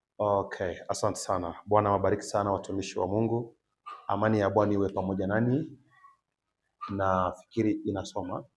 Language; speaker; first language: Swahili; native; Swahili